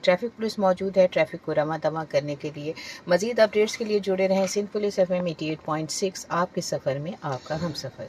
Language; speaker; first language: Urdu; native; Urdu